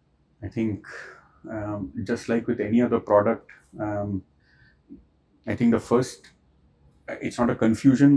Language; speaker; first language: English; non-native, local second language; Hindi